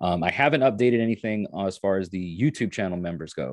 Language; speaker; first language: English; native; English